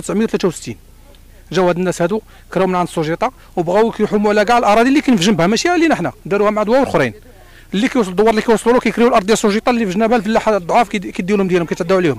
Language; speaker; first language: Arabic; native; Arabic